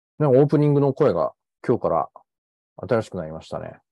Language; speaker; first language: Japanese; native; Japanese